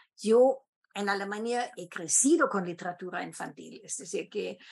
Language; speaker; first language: Spanish; non-native, fluent; German